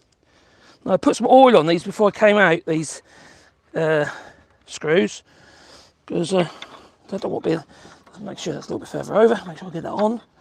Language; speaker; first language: English; native; English